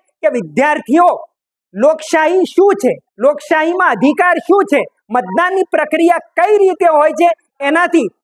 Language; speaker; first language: Gujarati; native; Gujarati